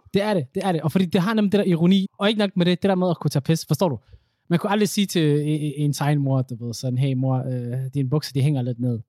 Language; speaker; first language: Danish; early bilingual, other home language; Somali